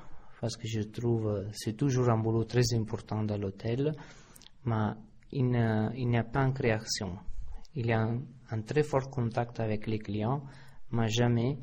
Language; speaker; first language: French; non-native, fluent; Italian